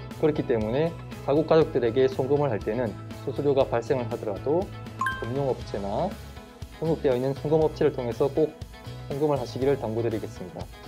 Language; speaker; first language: Korean; native; Korean